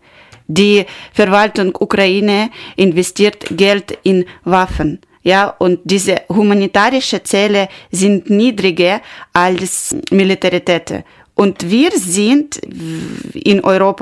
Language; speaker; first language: German; non-native, learner; Ukrainian